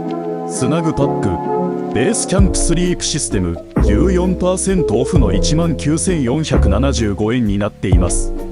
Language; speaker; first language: Japanese; native; Japanese